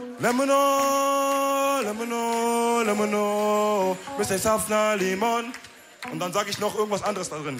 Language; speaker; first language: German; early bilingual, other home language; Wolof